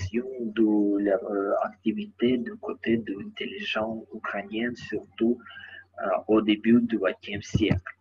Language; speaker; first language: French; non-native, learner; Ukrainian